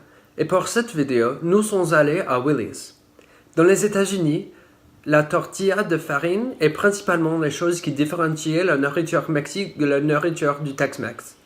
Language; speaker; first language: French; non-native, learner; English